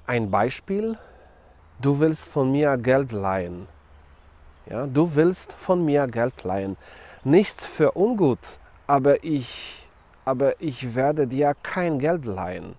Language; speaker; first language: German; non-native, fluent; Polish